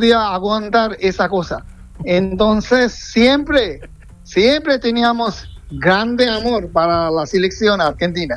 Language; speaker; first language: Spanish; non-native, fluent; Bangla